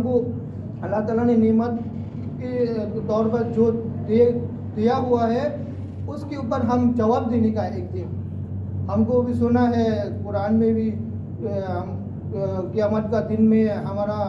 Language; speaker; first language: Hindi; non-native, fluent; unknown